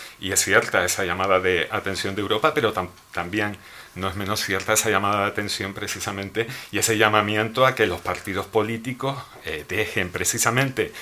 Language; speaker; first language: Spanish; native; Spanish